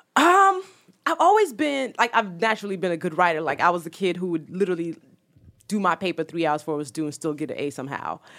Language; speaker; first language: English; early bilingual, other home language; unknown